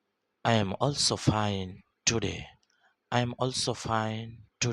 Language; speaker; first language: English; non-native, local second language; Urdu